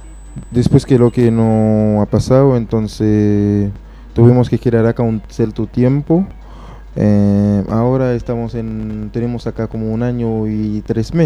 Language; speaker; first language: Spanish; non-native, fluent; Haitian Creole